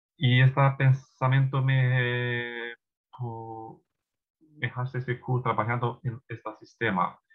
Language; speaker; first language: Spanish; non-native, learner; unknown